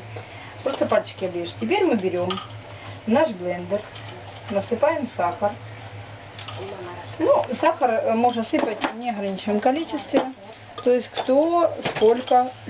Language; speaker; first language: Russian; native; Russian